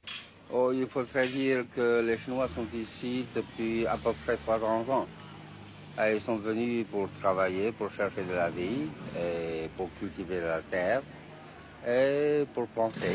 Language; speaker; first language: French; non-native, fluent; Chinese